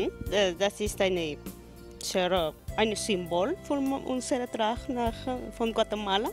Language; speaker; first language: German; non-native, learner; Spanish